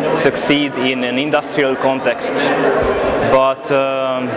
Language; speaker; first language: English; non-native, fluent; Hungarian